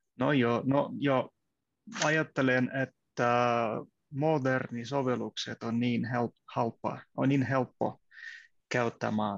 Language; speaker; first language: Finnish; non-native, learner; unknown